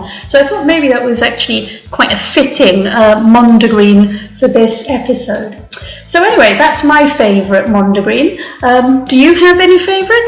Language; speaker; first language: English; native; English